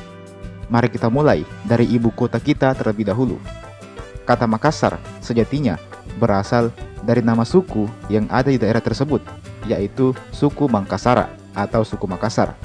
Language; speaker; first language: Indonesian; native; Indonesian